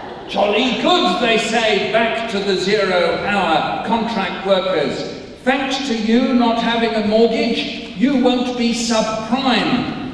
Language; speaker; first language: English; native; English